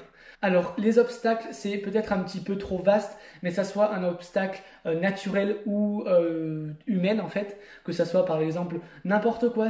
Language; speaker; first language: French; native; French